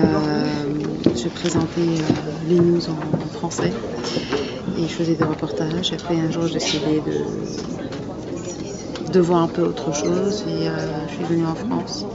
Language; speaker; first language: French; non-native, fluent; Arabic